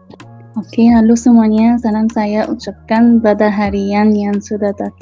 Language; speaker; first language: Indonesian; non-native, learner; Arabic